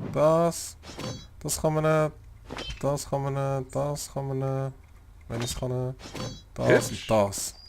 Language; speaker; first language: German; native; German